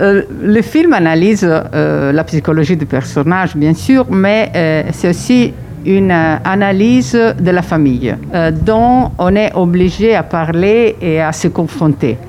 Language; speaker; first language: French; non-native, fluent; Italian